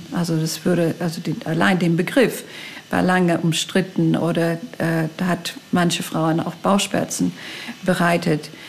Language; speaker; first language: German; non-native, fluent; English